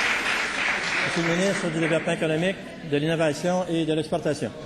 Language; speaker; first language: French; native; French